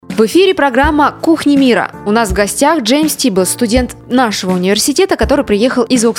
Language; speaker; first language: Russian; native; Russian